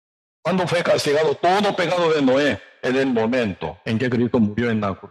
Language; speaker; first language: Spanish; non-native, learner; Korean